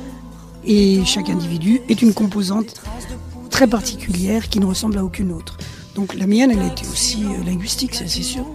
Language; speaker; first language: French; early bilingual, other home language; Spanish